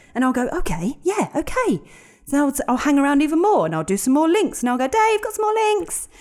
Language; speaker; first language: English; native; English